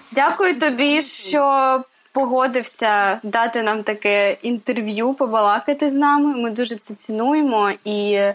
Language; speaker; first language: Ukrainian; native; Ukrainian